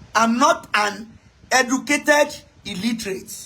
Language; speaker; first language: English; non-native, local second language; Yoruba